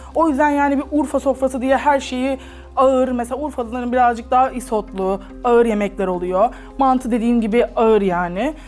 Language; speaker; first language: Turkish; native; Turkish